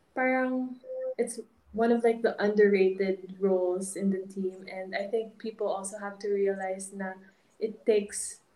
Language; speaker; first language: English; non-native, local second language; Hiligaynon